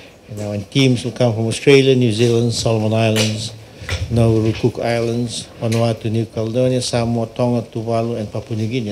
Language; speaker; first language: English; non-native, local second language; Fijian